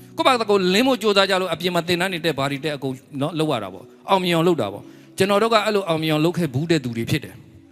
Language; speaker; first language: Burmese; native; Burmese